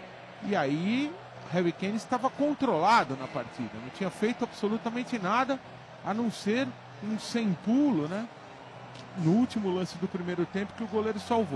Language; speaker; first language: Portuguese; native; Portuguese